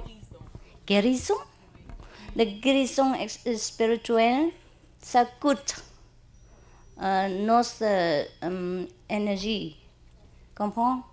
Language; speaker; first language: French; non-native, learner; Vietnamese